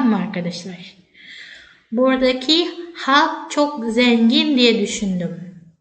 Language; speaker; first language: Turkish; non-native, fluent; Indonesian